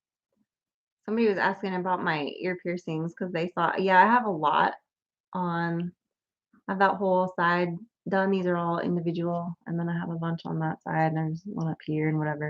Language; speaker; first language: English; native; English